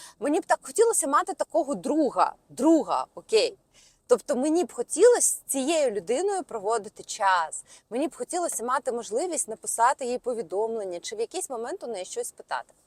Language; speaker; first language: Ukrainian; non-native, local second language; Russian